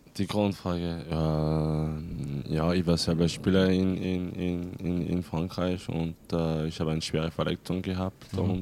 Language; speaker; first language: German; non-native, fluent; French